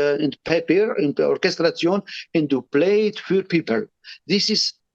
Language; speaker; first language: English; non-native, learner; Romany